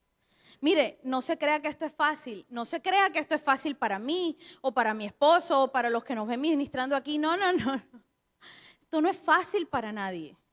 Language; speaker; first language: Spanish; native; Spanish